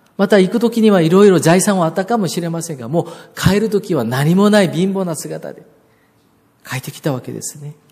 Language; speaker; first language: Japanese; non-native, fluent; Korean